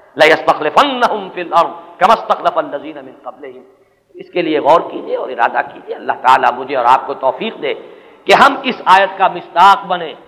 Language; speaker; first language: Urdu; native; Urdu